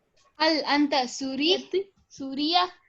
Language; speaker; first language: Arabic; non-native, learner; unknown